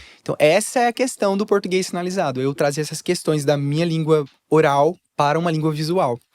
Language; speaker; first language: Portuguese; native; Portuguese